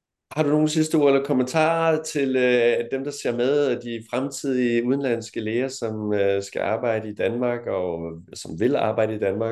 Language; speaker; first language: Danish; native; Danish